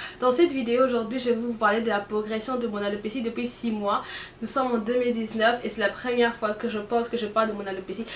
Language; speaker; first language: French; non-native, local second language; Lingala